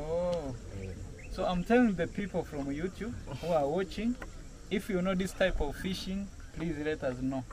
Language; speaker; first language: English; non-native, fluent; Rundi